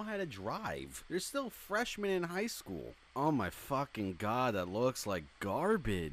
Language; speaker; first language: English; native; English